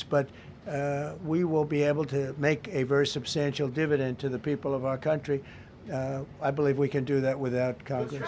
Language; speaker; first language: English; native; English